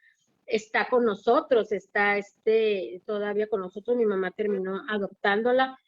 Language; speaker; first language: Spanish; native; Spanish